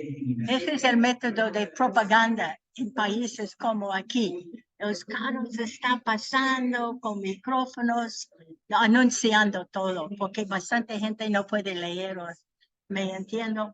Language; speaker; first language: Spanish; non-native, learner; English